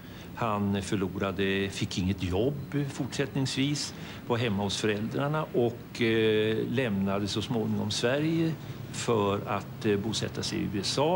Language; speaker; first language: Swedish; native; Swedish